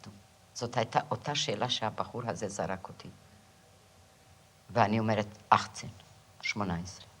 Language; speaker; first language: Hebrew; non-native, fluent; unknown